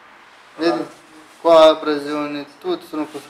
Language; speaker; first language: Italian; non-native, learner; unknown